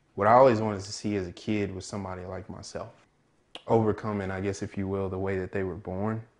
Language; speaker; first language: English; native; English